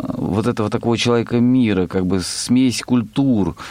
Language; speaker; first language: Russian; native; Russian